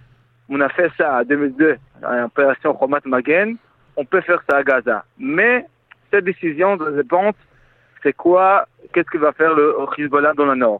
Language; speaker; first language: French; non-native, fluent; Hebrew